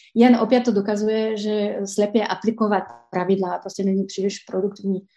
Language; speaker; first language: Czech; non-native, fluent; French